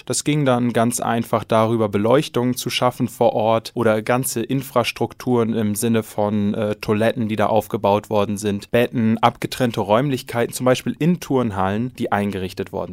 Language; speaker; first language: German; native; German